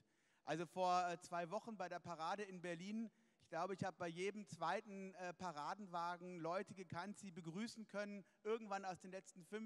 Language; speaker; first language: German; native; German